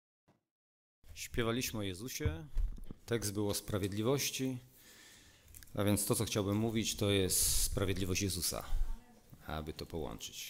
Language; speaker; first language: Polish; native; Polish